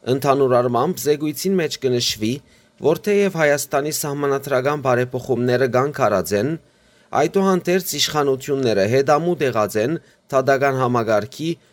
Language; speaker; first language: Armenian; early bilingual, heritage; Armenian